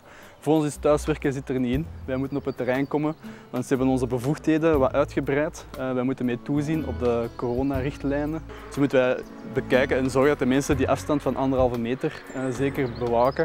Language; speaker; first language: Dutch; native; Dutch